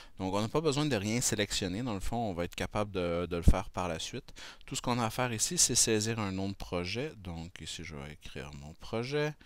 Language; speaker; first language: French; native; French